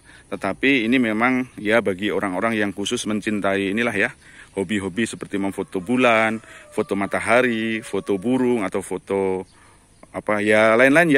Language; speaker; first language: Indonesian; native; Indonesian